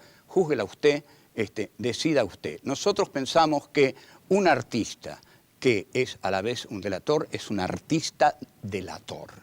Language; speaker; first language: Spanish; native; Spanish